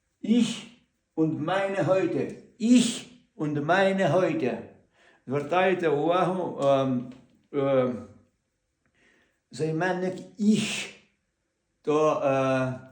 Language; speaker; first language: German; non-native, learner; Ukrainian